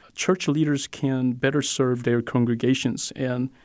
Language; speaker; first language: English; non-native, fluent; Korean